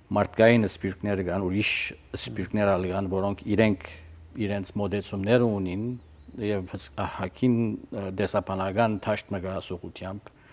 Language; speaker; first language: Armenian; early bilingual, heritage; Armenian